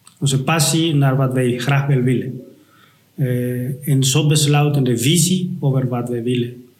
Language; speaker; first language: Dutch; non-native, fluent; Spanish